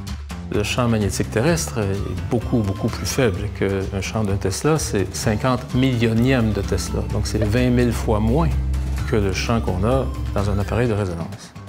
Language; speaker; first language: French; native; French